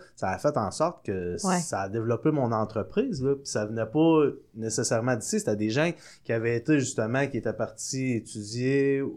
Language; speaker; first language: French; native; French